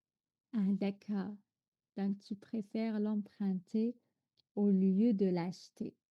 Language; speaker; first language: French; non-native, fluent; Arabic